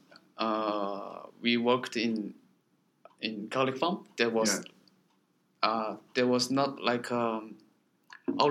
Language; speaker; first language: English; non-native, learner; Korean